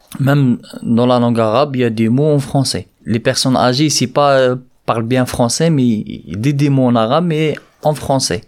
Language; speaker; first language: French; non-native, local second language; Arabic